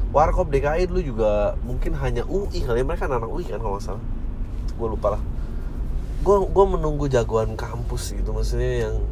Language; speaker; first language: Indonesian; native; Indonesian